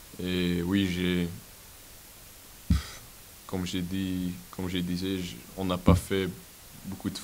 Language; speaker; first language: French; non-native, local second language; Dutch